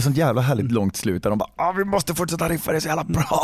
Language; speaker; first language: Swedish; native; Swedish